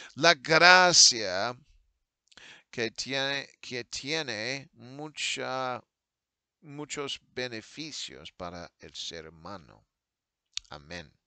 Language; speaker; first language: Spanish; non-native, fluent; English